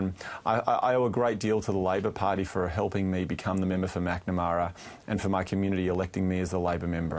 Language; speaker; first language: English; native; English